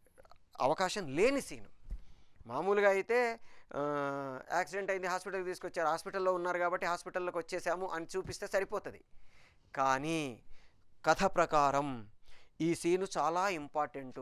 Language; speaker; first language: Telugu; native; Telugu